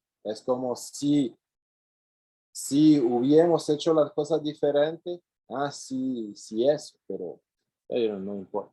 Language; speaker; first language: Spanish; non-native, fluent; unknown